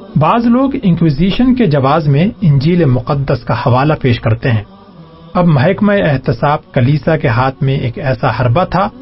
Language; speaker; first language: Urdu; native; Urdu